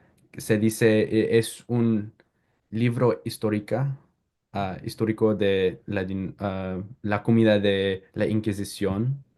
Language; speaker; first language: Spanish; non-native, learner; English